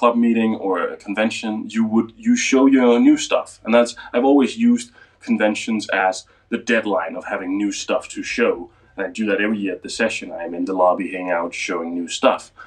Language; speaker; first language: English; non-native, fluent; Danish